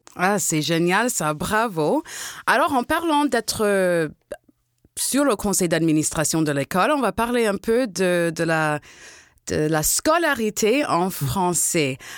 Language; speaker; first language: French; non-native, local second language; English